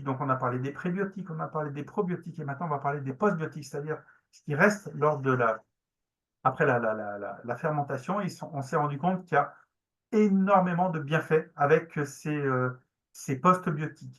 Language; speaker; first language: French; native; French